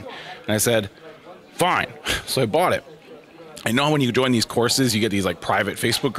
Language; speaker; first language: English; native; English